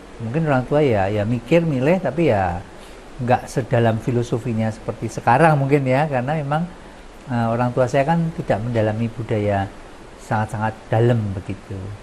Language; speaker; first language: Indonesian; non-native, local second language; Javanese